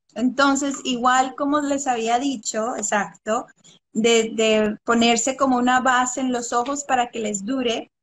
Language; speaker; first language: Spanish; early bilingual, other home language; English